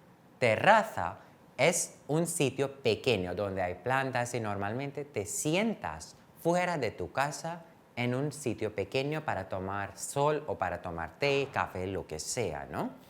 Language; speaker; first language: Spanish; non-native, fluent; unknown